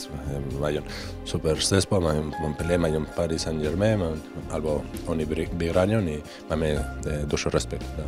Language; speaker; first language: Polish; non-native, learner; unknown